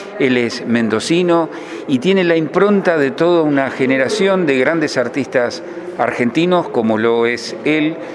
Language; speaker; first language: Spanish; native; Spanish